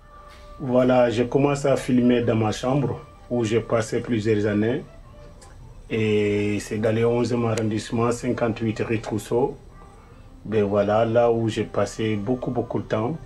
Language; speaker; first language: French; non-native, local second language; Soninke